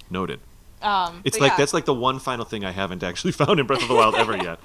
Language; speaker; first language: English; native; English